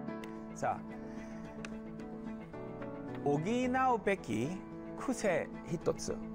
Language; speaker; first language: Japanese; non-native, learner; Korean